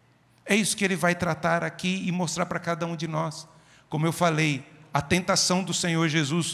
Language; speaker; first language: Portuguese; native; Portuguese